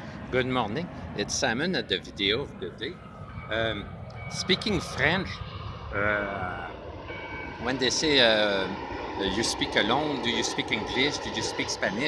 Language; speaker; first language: English; non-native, fluent; French